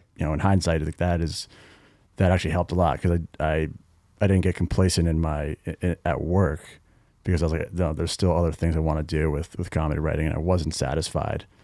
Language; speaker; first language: English; native; English